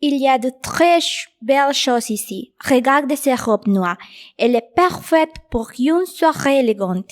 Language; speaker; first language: French; non-native, learner; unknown